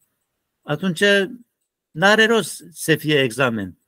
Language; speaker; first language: Romanian; non-native, learner; Turkish